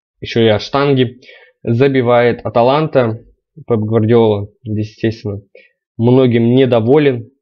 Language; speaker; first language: Russian; native; Russian